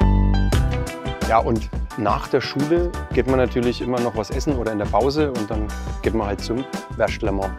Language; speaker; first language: German; native; German